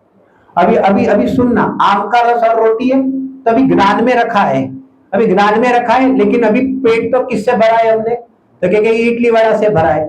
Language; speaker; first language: Hindi; non-native, local second language; Gujarati